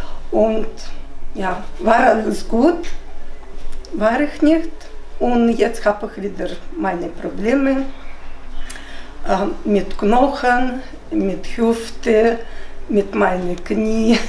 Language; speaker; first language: German; non-native, fluent; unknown